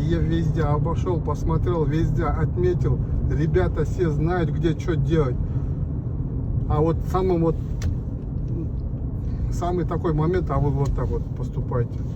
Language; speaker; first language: Russian; non-native, local second language; Kyrgyz